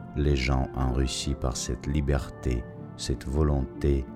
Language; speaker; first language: French; non-native, fluent; Russian